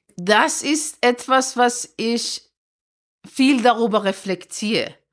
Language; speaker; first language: German; non-native, fluent; Persian